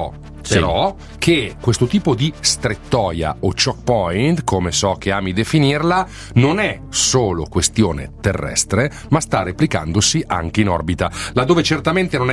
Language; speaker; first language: Italian; native; Italian